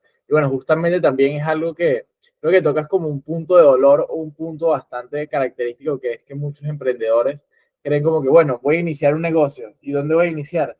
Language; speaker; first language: Spanish; native; Spanish